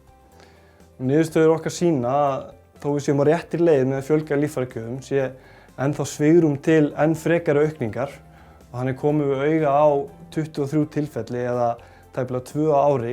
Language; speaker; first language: Icelandic; native; Icelandic